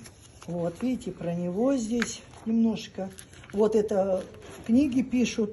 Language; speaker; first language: Russian; native; Russian